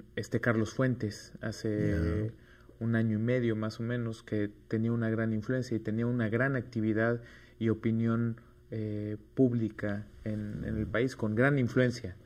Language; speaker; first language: Spanish; native; Spanish